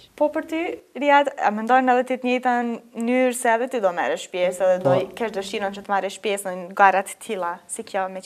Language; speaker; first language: Albanian; native; Albanian